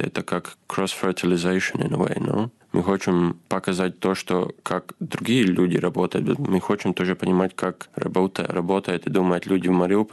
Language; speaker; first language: Russian; non-native, fluent; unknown